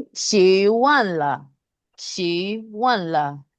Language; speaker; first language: Chinese; non-native, learner; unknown